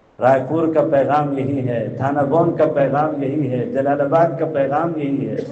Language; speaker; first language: Urdu; native; Urdu